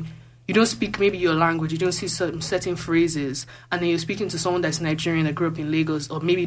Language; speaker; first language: English; non-native, local second language; Igbo